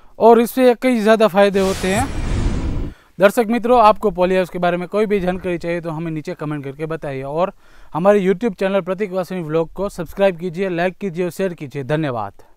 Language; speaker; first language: Hindi; non-native, local second language; Gujarati